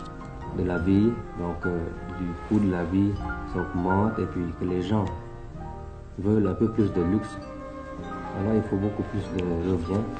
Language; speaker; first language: French; early bilingual, other home language; Thai